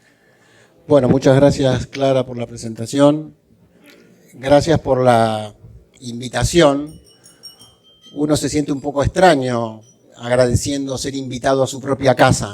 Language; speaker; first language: Spanish; native; Spanish